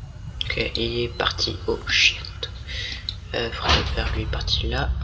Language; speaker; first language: French; native; French